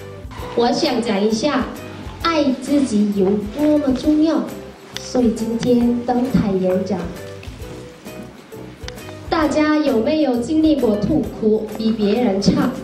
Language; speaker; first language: Chinese; non-native, learner; Korean